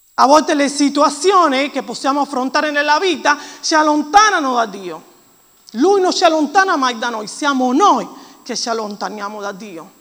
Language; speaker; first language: Italian; non-native, fluent; Spanish